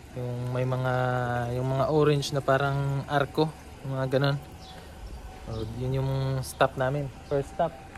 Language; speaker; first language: Filipino; native; Filipino